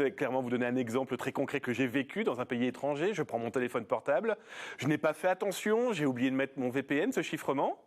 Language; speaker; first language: French; native; French